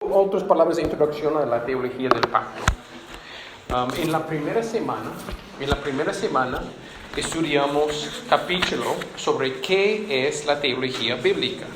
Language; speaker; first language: Spanish; non-native, fluent; English